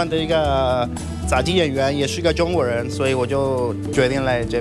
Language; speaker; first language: Chinese; non-native, fluent; Spanish